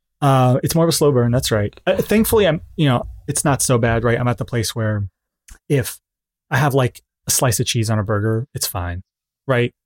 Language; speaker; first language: English; native; English